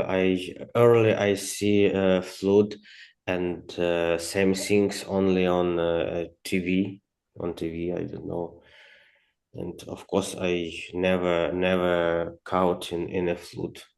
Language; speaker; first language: English; non-native, learner; Ukrainian